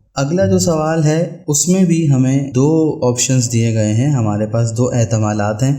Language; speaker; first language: Urdu; native; Urdu